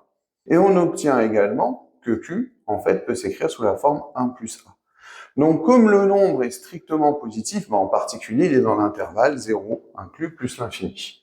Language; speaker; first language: French; native; French